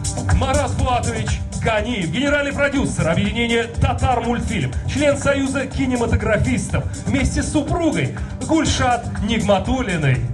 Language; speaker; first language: Russian; native; Russian